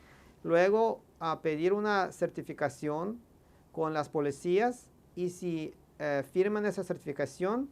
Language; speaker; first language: Spanish; non-native, fluent; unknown